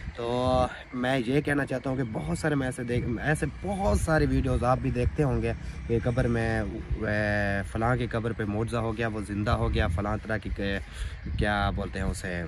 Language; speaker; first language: Urdu; non-native, local second language; Saraiki